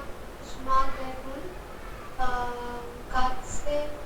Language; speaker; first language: German; non-native, learner; Hindi